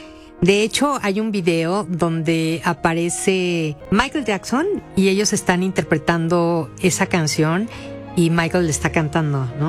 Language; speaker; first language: Spanish; native; Spanish